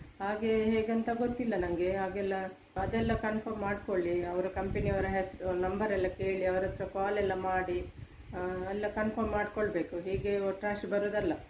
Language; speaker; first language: Kannada; non-native, local second language; Tulu